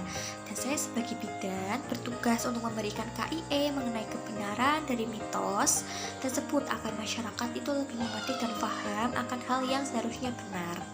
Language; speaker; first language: Indonesian; native; Indonesian